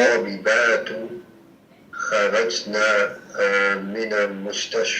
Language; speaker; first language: Arabic; non-native, learner; English